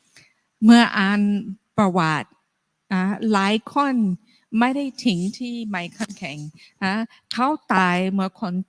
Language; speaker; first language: Thai; non-native, fluent; English